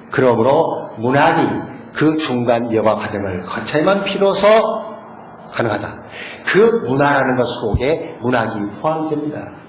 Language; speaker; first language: Korean; native; Korean